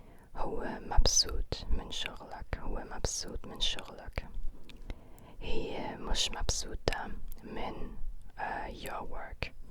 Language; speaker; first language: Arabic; non-native, learner; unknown